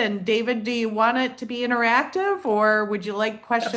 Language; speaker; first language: English; native; English